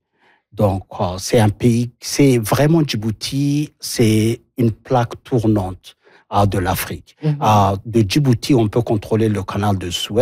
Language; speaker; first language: French; non-native, local second language; Somali